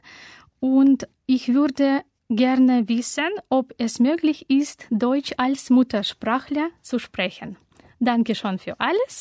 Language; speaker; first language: German; non-native, learner; Russian